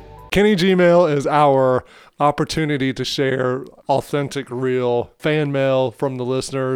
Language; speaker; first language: English; native; English